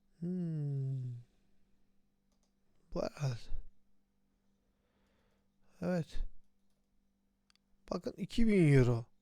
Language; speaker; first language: Turkish; native; Turkish